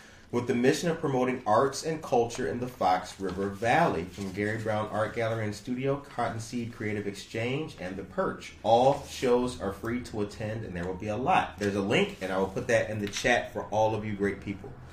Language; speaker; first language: English; native; English